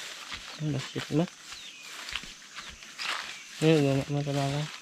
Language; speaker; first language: Filipino; non-native, local second language; Iloko